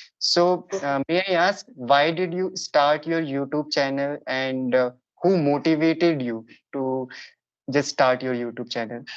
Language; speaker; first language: English; non-native, local second language; Hindi